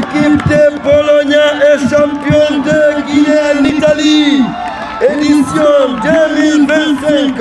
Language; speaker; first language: French; non-native, local second language; Fula